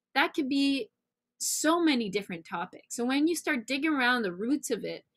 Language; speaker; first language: English; native; English